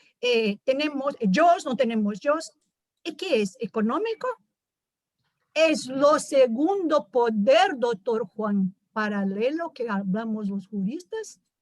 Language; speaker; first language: Spanish; non-native, fluent; Portuguese